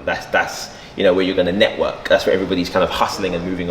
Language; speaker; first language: English; native; English